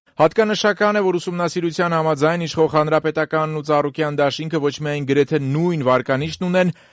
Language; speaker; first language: Armenian; native; Armenian